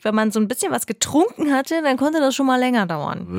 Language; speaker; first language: German; native; German